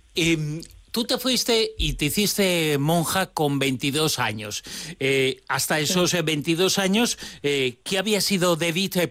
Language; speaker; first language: Spanish; native; Spanish